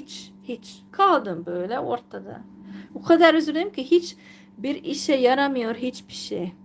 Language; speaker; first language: Turkish; non-native, fluent; Hungarian